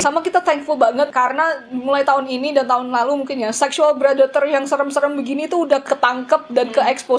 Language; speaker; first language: Indonesian; early bilingual, heritage; Indonesian